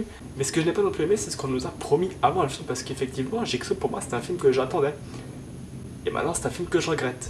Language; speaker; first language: French; native; French